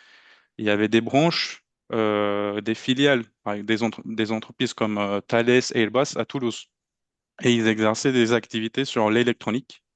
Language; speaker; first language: French; non-native, fluent; Turkish